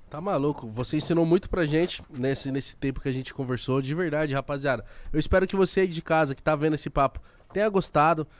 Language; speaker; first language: Portuguese; native; Portuguese